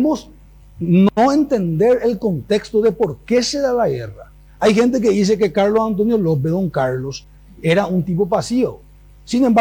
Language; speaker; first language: Spanish; native; Spanish